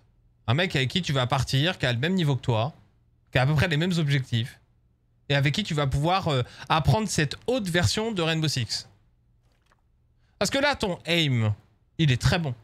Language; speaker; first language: French; native; French